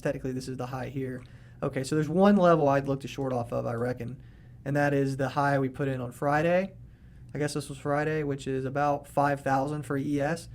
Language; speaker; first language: English; native; English